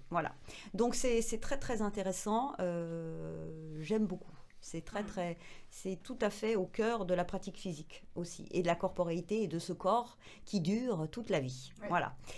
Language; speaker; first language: French; native; French